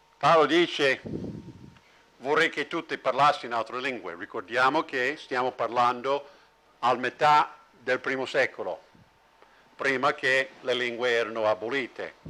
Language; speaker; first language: Italian; non-native, fluent; English